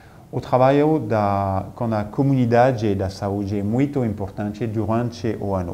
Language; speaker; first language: Portuguese; non-native, fluent; French